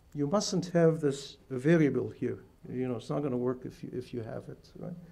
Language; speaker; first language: English; non-native, fluent; Arabic